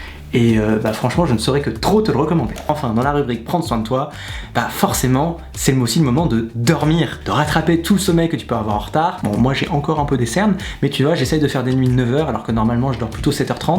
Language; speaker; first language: French; native; French